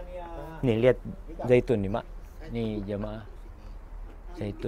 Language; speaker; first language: Indonesian; native; Indonesian